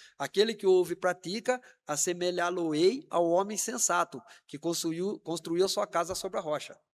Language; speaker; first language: Portuguese; native; Portuguese